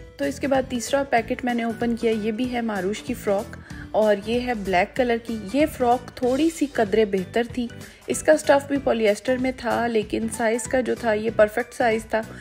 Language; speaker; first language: Urdu; native; Urdu